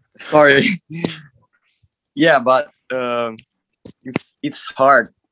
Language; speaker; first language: English; non-native, learner; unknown